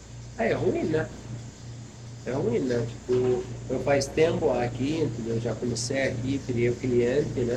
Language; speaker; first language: Portuguese; non-native, fluent; Arabic